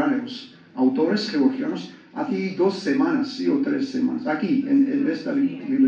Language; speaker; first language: Spanish; non-native, learner; Georgian